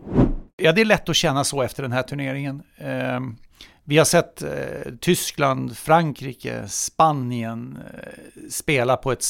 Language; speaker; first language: Swedish; native; Swedish